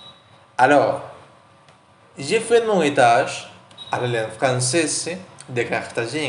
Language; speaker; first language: French; non-native, learner; Spanish